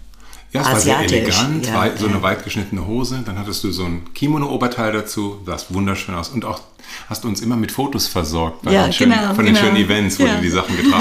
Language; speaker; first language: German; native; German